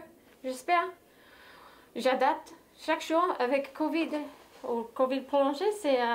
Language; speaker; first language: French; non-native, fluent; English